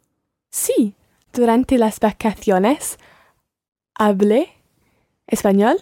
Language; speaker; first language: Spanish; non-native, learner; English